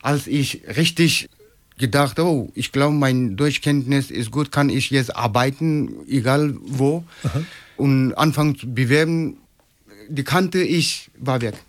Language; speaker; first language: German; non-native, fluent; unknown